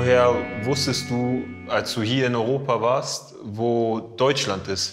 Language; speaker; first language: German; early bilingual, other home language; Portuguese